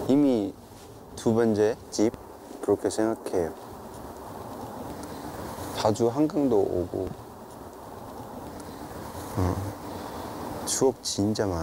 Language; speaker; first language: Korean; non-native, fluent; Cantonese